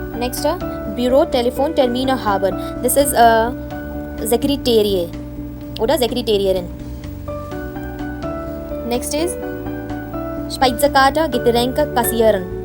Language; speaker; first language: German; non-native, fluent; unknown